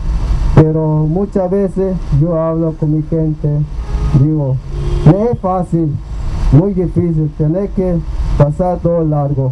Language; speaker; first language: Spanish; non-native, local second language; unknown